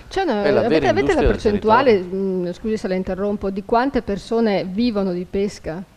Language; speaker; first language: Italian; native; Italian